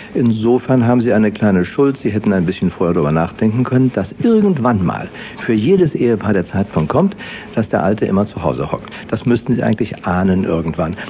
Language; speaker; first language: German; native; German